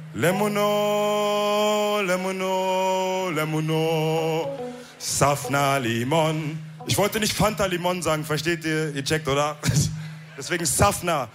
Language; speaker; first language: German; early bilingual, other home language; Wolof